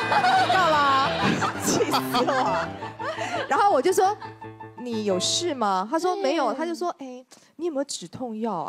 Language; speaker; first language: Chinese; native; Chinese